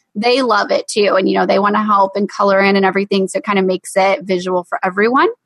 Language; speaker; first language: English; native; English